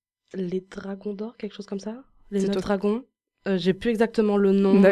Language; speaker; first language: French; native; French